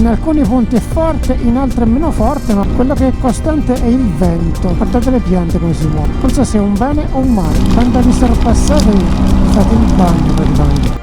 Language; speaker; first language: Italian; native; Italian